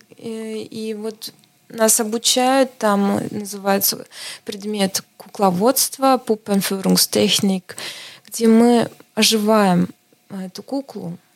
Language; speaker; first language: Russian; non-native, local second language; Estonian